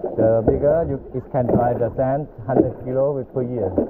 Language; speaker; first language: English; non-native, learner; Thai